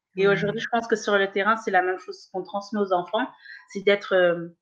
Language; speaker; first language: French; early bilingual, other home language; Kabuverdianu